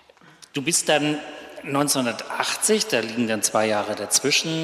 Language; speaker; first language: German; native; German